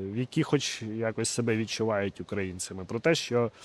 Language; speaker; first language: Ukrainian; non-native, local second language; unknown